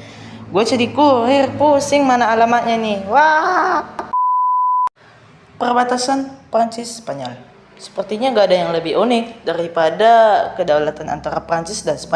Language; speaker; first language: Indonesian; native; Indonesian